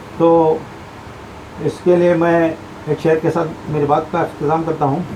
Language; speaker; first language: Urdu; non-native, local second language; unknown